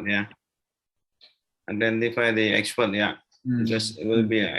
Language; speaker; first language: English; non-native, learner; Malay